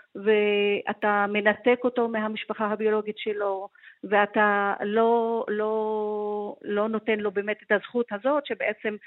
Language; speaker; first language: Hebrew; native; Hebrew